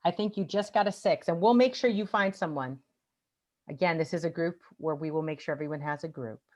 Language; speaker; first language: English; native; English